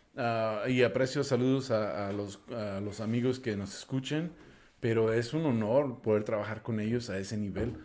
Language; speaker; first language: Spanish; non-native, fluent; English